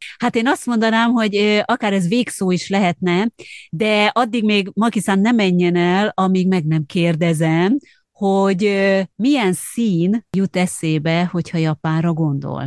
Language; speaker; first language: Hungarian; native; Hungarian